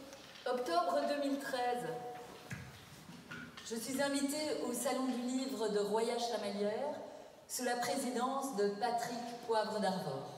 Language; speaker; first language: French; native; French